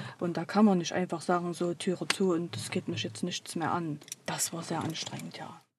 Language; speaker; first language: German; native; German